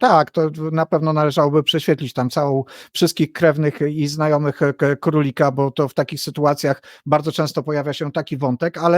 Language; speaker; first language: Polish; native; Polish